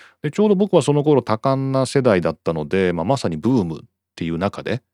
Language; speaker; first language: Japanese; native; Japanese